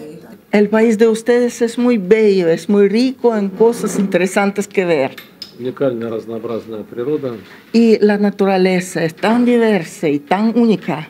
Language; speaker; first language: Spanish; non-native, fluent; Russian